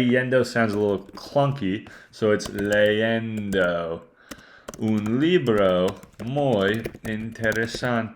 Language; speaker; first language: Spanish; non-native, fluent; English